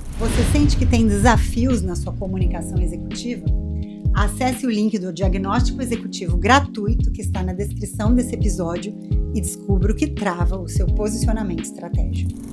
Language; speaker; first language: Portuguese; native; Portuguese